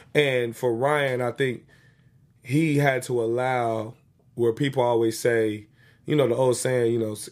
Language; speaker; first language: English; native; English